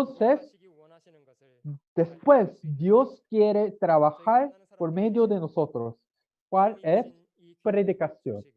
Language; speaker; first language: Spanish; non-native, learner; Korean